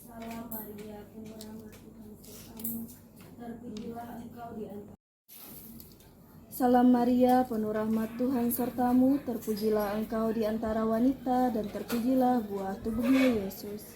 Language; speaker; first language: Indonesian; native; Indonesian